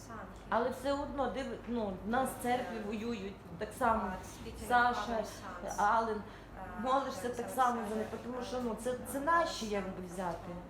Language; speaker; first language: Ukrainian; native; Ukrainian